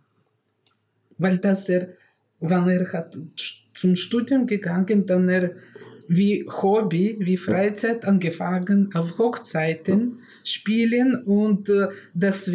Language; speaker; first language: German; non-native, learner; Russian